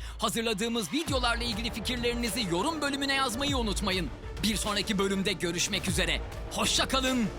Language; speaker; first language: Turkish; native; Turkish